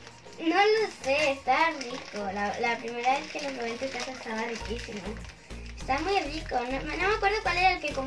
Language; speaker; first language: Spanish; early bilingual, heritage; Spanish